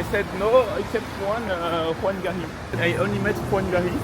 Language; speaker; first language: English; non-native, fluent; French